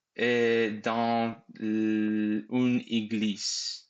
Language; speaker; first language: French; non-native, learner; English